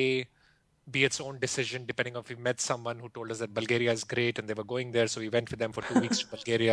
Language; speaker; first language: English; non-native, local second language; Hindi